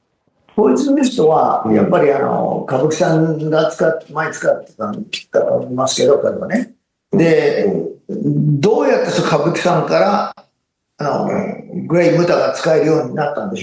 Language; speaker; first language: Japanese; non-native, fluent; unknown